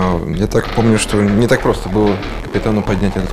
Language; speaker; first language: Russian; native; Russian